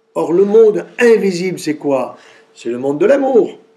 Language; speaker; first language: French; native; French